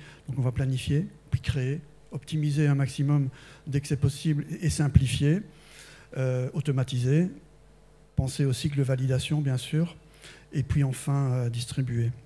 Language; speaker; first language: French; native; French